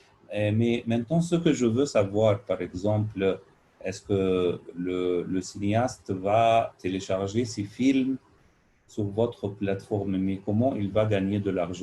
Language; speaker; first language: French; non-native, learner; Arabic